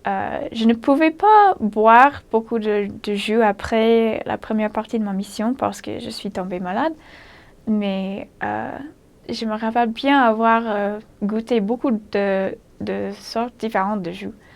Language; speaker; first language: French; non-native, fluent; English